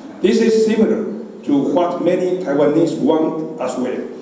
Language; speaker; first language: English; non-native, fluent; Chinese